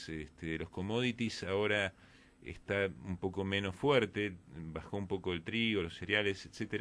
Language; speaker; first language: Spanish; native; Spanish